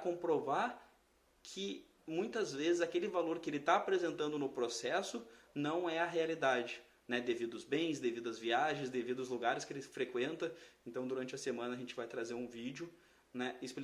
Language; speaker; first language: Portuguese; native; Portuguese